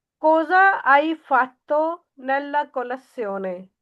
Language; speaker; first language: Italian; non-native, learner; Urdu